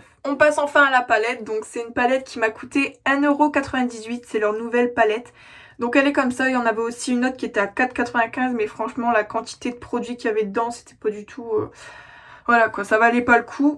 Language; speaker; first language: French; native; French